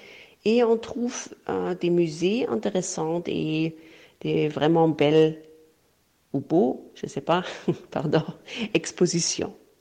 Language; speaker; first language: French; non-native, fluent; German